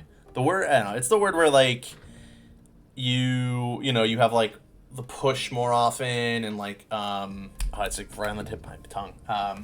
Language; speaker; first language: English; native; English